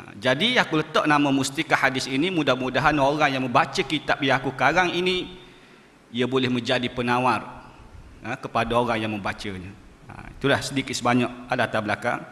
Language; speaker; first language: Malay; native; Malay